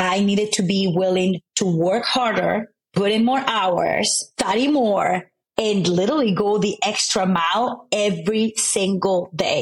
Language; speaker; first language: English; non-native, fluent; Spanish